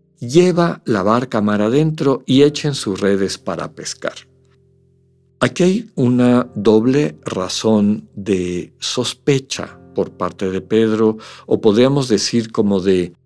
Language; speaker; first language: Spanish; native; Spanish